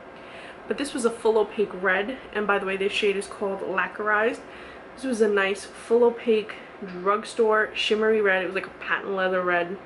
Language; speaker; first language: English; native; English